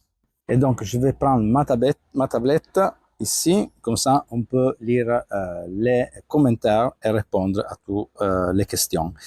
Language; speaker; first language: French; non-native, fluent; Italian